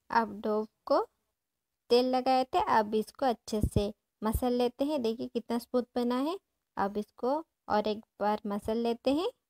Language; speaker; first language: Hindi; non-native, local second language; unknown